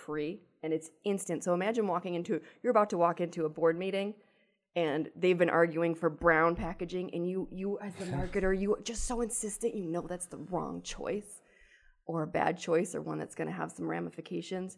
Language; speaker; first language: English; native; English